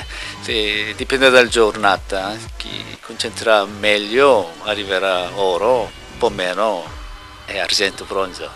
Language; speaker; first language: Italian; non-native, learner; Korean